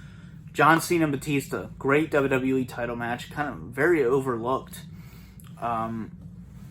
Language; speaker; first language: English; native; English